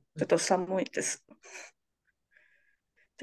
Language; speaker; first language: Japanese; non-native, learner; Indonesian